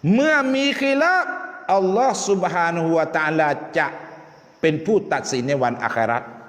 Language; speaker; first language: Thai; non-native, local second language; Malay